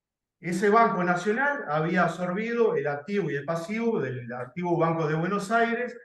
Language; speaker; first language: Spanish; native; Spanish